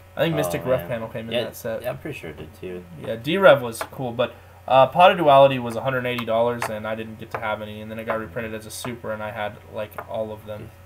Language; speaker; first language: English; native; English